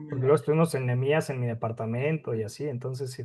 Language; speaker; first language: Spanish; native; Spanish